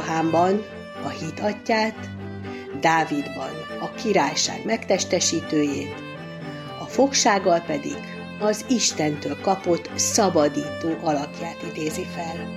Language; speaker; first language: Hungarian; native; Hungarian